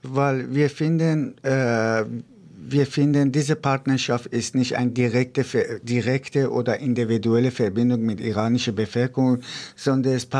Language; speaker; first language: German; non-native, fluent; Persian